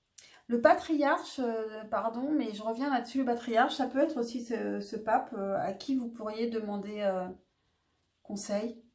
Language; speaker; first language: French; native; French